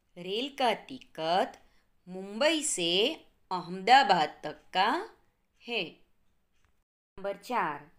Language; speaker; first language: Hindi; non-native, local second language; Gujarati